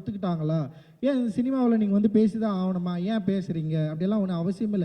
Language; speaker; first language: Tamil; native; Tamil